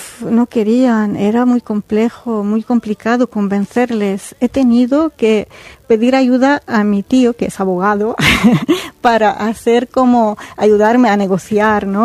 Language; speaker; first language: Spanish; non-native, fluent; Arabic